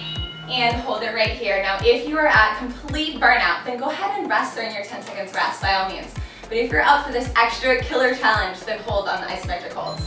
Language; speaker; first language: English; native; English